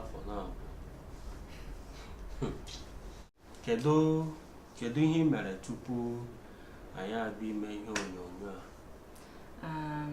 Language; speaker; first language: Igbo; native; Igbo